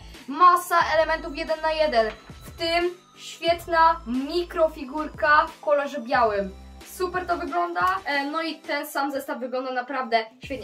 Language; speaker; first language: Polish; native; Polish